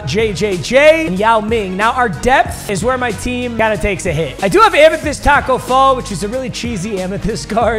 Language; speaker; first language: English; native; English